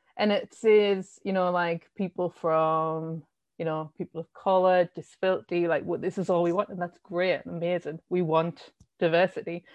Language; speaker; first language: English; native; English